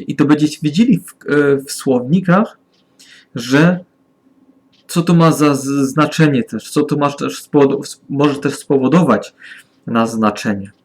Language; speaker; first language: Polish; non-native, learner; German